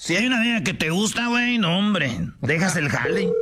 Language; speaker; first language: Spanish; native; Spanish